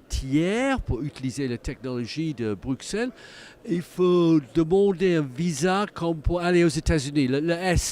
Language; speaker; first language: French; non-native, fluent; English